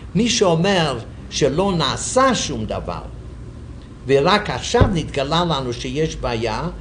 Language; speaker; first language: Hebrew; non-native, fluent; English